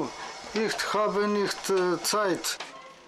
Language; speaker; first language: German; non-native, learner; Russian